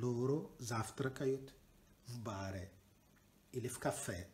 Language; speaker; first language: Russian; non-native, learner; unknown